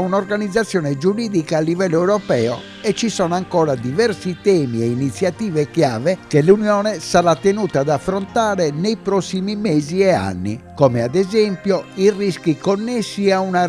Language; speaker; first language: Italian; native; Italian